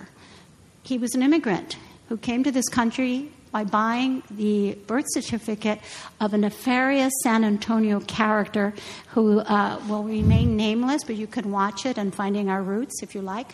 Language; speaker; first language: English; native; English